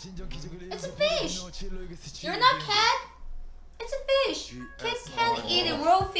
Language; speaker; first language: English; non-native, learner; Korean